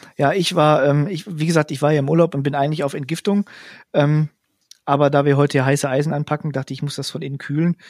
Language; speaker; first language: German; native; German